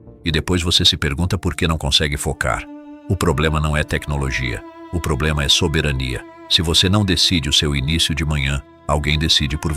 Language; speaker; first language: Portuguese; native; Portuguese